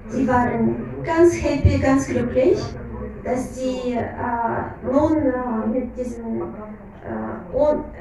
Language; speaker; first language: German; non-native, fluent; Russian